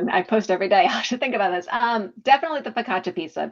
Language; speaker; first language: English; native; English